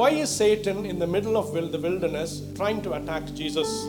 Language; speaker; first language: English; non-native, local second language; Tamil